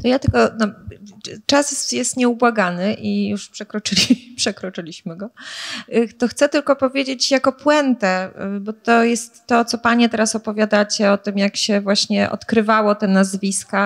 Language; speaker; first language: Polish; native; Polish